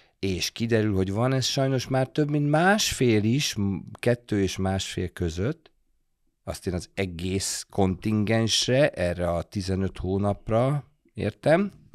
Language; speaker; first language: Hungarian; native; Hungarian